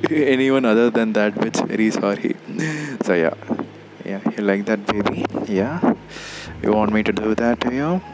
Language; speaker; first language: English; non-native, local second language; Tamil